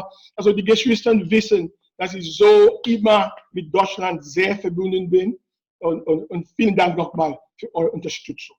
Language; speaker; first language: German; non-native, fluent; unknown